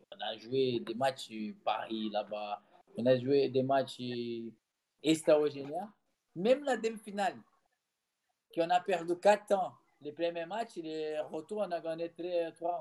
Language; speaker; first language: French; non-native, fluent; Portuguese